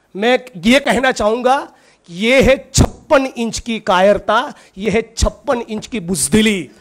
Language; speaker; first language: Hindi; non-native, local second language; Gujarati